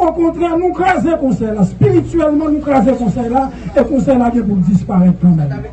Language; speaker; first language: French; non-native, local second language; Haitian Creole